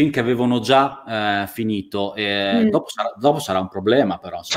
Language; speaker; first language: Italian; native; Italian